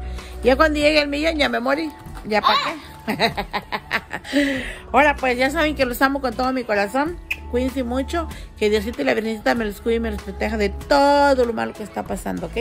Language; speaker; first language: Spanish; native; Spanish